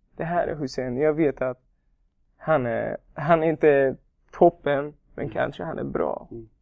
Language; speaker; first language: Swedish; non-native, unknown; Persian